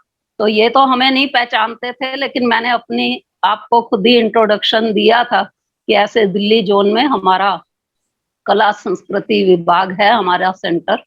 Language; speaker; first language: Hindi; native; Hindi